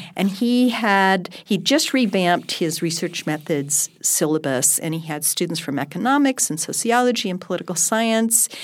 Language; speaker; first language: English; native; English